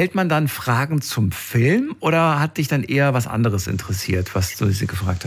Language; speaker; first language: German; native; German